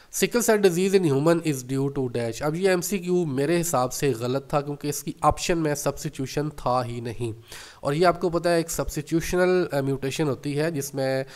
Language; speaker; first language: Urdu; non-native, local second language; Punjabi